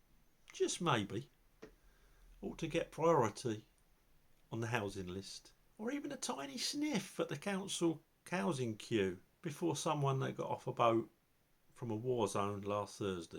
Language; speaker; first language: English; native; English